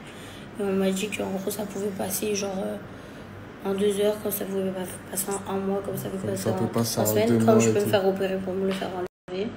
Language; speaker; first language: French; native; French